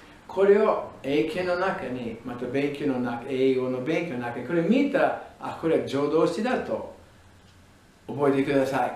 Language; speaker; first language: Japanese; non-native, fluent; English